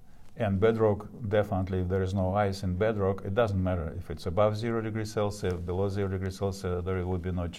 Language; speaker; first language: English; non-native, fluent; Russian